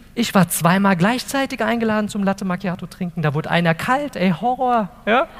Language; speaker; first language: German; native; German